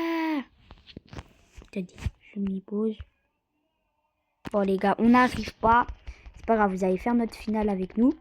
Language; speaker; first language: French; native; French